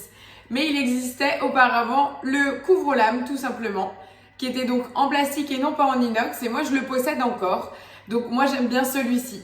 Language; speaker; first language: French; native; French